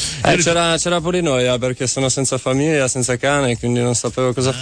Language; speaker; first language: Italian; non-native, fluent; Czech